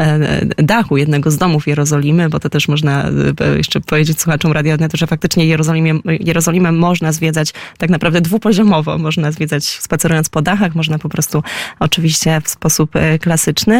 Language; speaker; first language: Polish; native; Polish